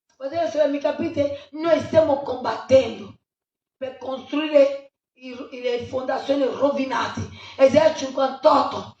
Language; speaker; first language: Italian; non-native, fluent; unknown